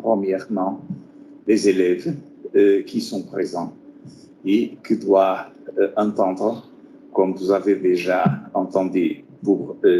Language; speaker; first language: French; non-native, fluent; Portuguese